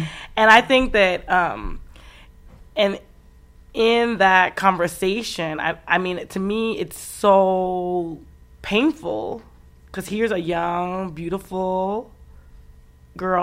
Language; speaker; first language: English; native; English